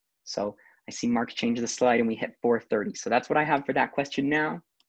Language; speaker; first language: English; native; English